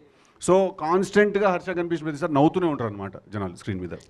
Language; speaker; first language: Telugu; native; Telugu